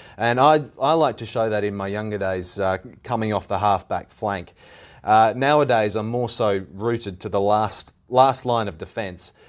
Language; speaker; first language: English; native; English